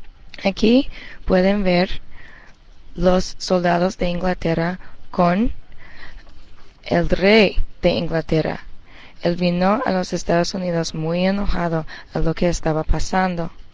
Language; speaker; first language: Spanish; early bilingual, heritage; Spanish